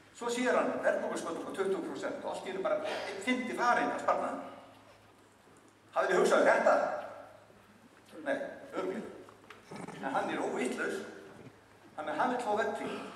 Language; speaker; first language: Icelandic; native; Icelandic